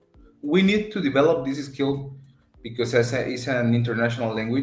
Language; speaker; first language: English; non-native, learner; Spanish